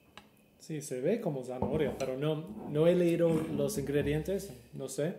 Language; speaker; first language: Spanish; non-native, learner; English